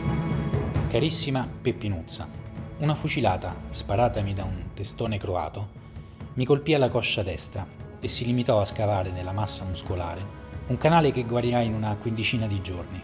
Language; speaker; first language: Italian; native; Italian